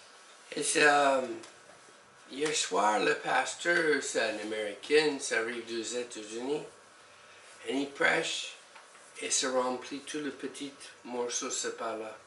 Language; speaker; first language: French; non-native, learner; English